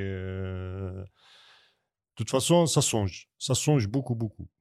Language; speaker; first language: French; non-native, learner; Kabyle